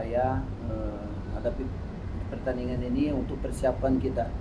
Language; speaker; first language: Indonesian; non-native, fluent; Portuguese